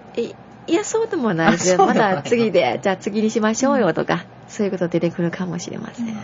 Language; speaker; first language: Japanese; non-native, fluent; Chinese